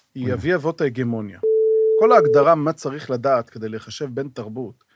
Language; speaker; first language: Hebrew; native; Hebrew